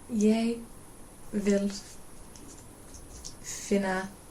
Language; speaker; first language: Icelandic; non-native, learner; English